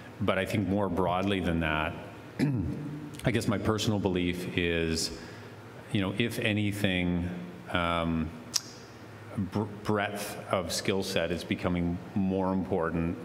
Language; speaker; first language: English; native; English